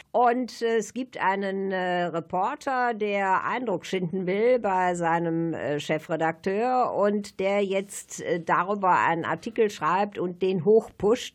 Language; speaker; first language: German; native; German